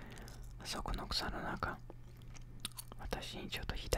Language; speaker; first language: Japanese; non-native, learner; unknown